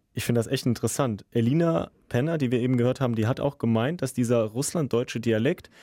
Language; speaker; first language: German; early bilingual, other home language; Russian